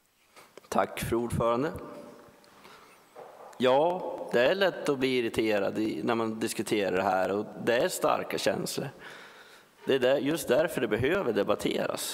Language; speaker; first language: Swedish; native; Swedish